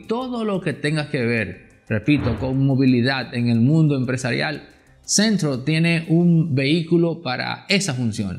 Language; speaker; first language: Spanish; native; Spanish